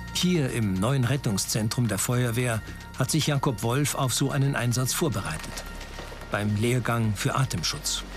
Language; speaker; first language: German; native; German